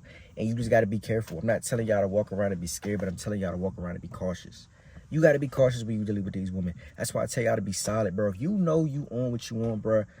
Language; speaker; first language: English; native; English